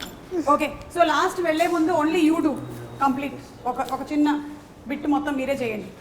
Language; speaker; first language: Telugu; native; Telugu